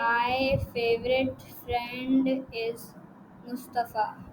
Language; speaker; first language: English; non-native, learner; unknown